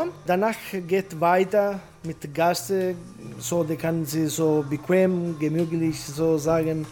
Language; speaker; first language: German; non-native, learner; Italian